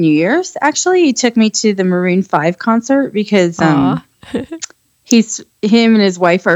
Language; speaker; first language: English; native; English